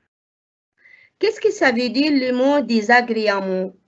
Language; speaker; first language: French; non-native, fluent; Arabic